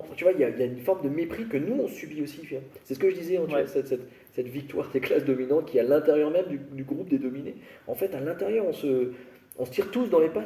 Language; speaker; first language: French; native; French